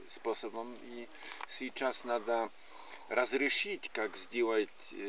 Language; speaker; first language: Russian; non-native, learner; Polish